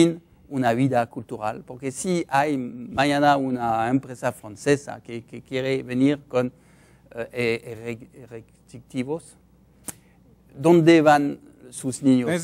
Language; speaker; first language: Spanish; non-native, fluent; French